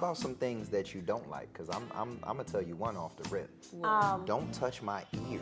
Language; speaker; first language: English; native; English